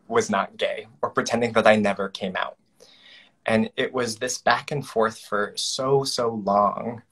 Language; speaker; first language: English; native; English